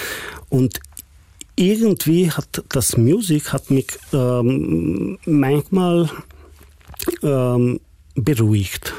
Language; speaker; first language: German; non-native, fluent; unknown